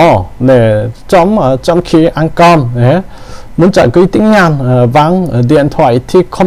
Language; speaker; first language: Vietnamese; non-native, learner; Korean